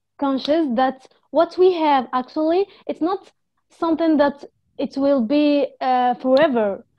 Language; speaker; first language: English; non-native, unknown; Arabic